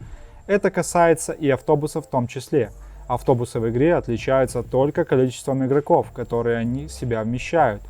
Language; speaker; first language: Russian; native; Russian